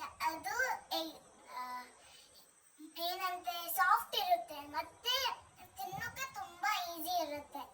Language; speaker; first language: Kannada; non-native, local second language; Hindi